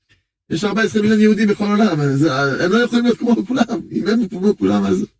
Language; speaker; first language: Hebrew; non-native, fluent; French